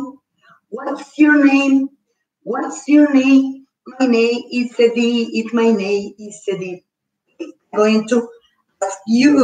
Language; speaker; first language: English; non-native, fluent; Spanish